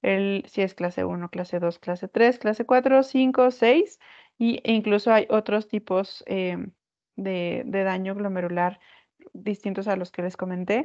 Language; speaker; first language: Spanish; native; Spanish